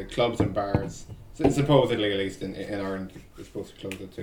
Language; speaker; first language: English; native; English